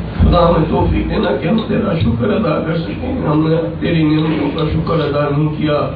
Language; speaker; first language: Urdu; native; Urdu